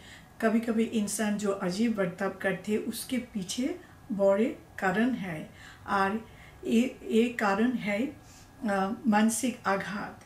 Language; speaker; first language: Hindi; non-native, learner; Bangla